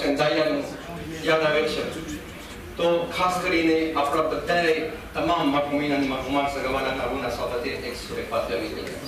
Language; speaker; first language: Gujarati; early bilingual, heritage; Gujarati